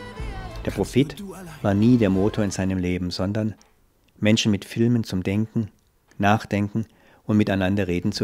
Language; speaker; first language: German; native; German